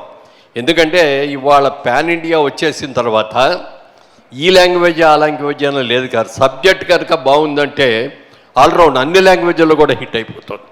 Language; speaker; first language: Telugu; native; Telugu